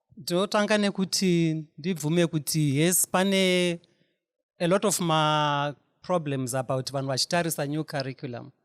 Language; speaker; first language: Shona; non-native, local second language; North Ndebele